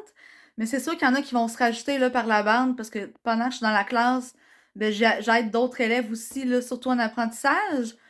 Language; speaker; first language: French; native; French